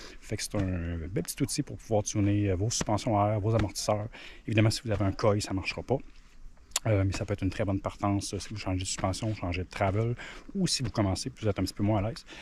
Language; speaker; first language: French; native; French